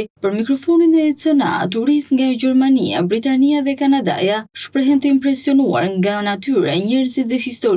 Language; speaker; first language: Albanian; native; Albanian